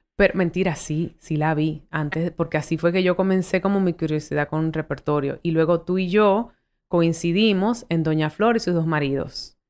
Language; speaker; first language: Spanish; early bilingual, heritage; Spanish